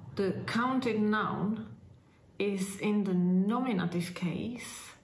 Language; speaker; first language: English; non-native, fluent; Czech